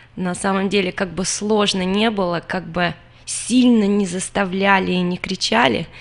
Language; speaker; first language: Russian; native; Russian